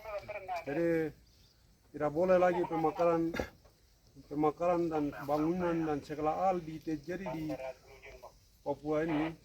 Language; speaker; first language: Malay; non-native, local second language; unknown